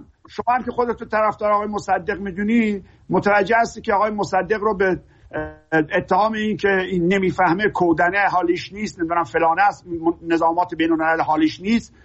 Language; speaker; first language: Persian; native; Persian